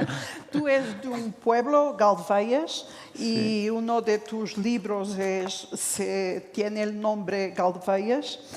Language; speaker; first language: Spanish; non-native, fluent; Portuguese